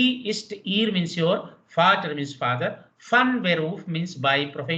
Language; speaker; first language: German; non-native, learner; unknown